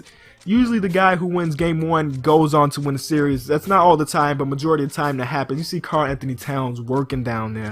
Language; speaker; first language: English; native; English